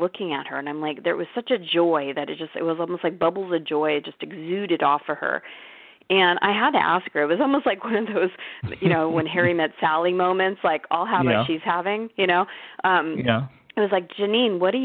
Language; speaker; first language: English; native; English